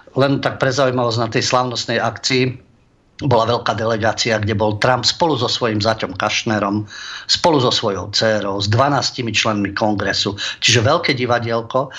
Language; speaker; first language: Slovak; native; Slovak